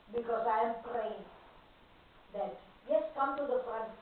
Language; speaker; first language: English; non-native, local second language; Tamil